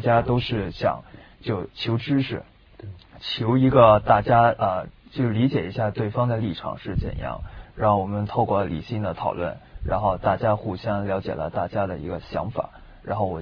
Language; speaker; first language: Chinese; non-native, local second language; Cantonese